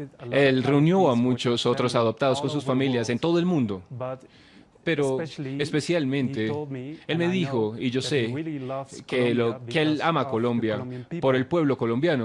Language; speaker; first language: Spanish; non-native, fluent; Dutch